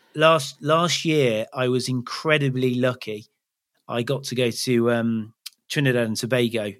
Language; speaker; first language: English; native; English